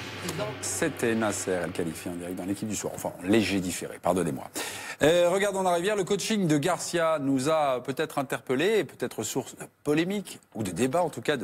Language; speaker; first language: French; native; French